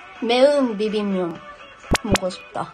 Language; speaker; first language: Korean; non-native, learner; Japanese